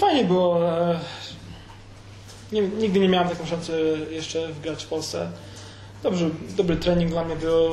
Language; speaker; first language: Polish; early bilingual, heritage; Polish